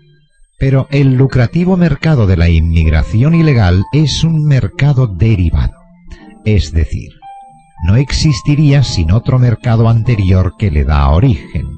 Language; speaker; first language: Spanish; native; Spanish